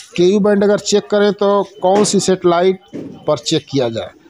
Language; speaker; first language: Hindi; native; Hindi